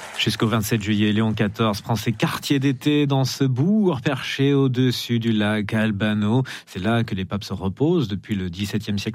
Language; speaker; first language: French; native; French